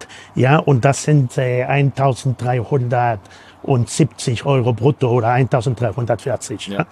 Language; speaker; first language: German; non-native, fluent; Spanish